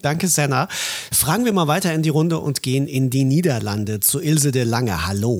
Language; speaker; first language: German; native; German